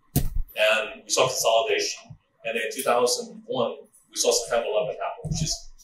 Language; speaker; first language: English; non-native, local second language; Cantonese